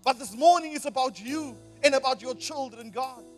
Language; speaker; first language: English; non-native, local second language; Afrikaans